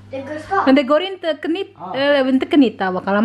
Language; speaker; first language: Swedish; non-native, learner; Indonesian